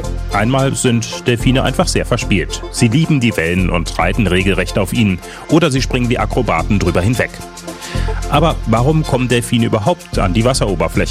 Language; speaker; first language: German; native; German